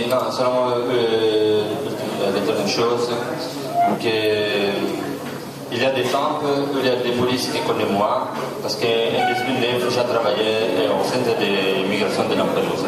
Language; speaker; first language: French; non-native, learner; Italian